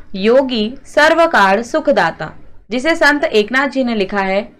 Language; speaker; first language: Hindi; non-native, local second language; Marathi